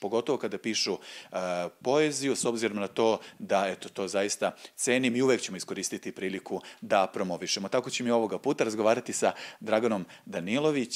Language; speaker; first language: Serbian; native; Serbian